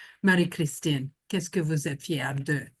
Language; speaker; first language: French; non-native, local second language; English